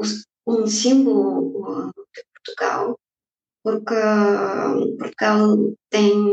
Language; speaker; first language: Portuguese; non-native, fluent; Bulgarian